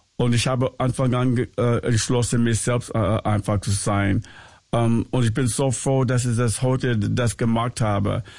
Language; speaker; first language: German; non-native, fluent; English